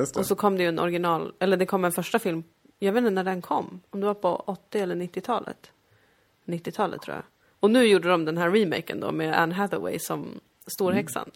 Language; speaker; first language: Swedish; native; Swedish